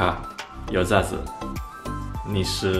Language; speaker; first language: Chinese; non-native, learner; Korean